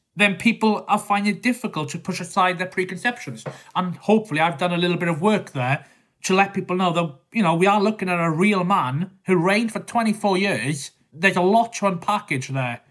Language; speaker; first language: English; native; English